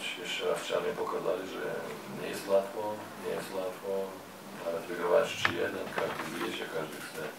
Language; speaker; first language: Polish; non-native, fluent; Lithuanian